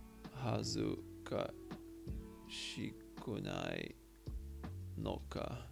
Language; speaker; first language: Japanese; non-native, learner; English